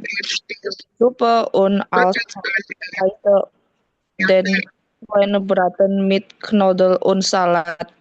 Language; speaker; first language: German; non-native, learner; Indonesian